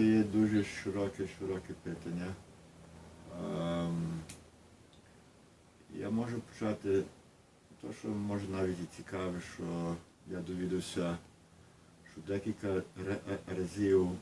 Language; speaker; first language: Ukrainian; early bilingual, heritage; Ukrainian